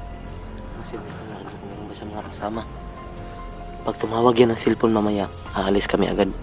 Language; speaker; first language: Filipino; non-native, local second language; Cebuano